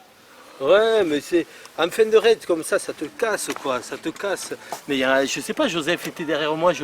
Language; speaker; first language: French; native; French